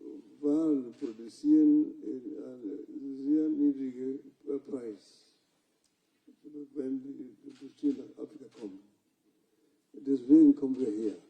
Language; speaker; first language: German; non-native, fluent; Luo (Kenya and Tanzania)